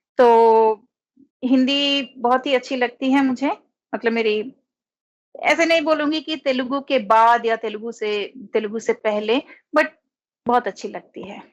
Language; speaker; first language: Hindi; non-native, local second language; Telugu